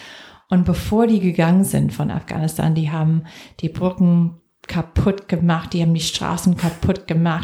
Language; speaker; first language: German; non-native, fluent; English